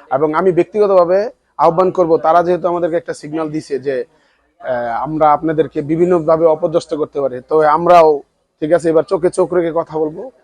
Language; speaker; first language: Bangla; native; Bangla